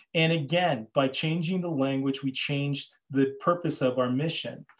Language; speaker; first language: English; native; English